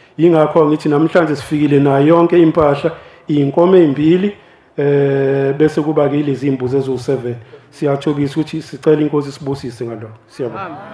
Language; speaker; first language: Zulu; native; Zulu